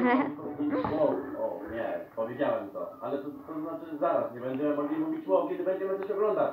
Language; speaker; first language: Polish; native; Polish